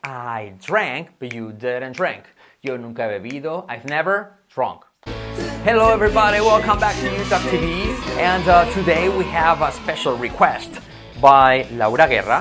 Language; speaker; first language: English; non-native, fluent; Spanish